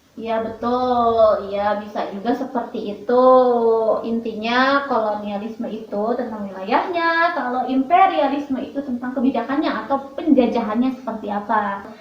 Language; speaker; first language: Indonesian; native; Indonesian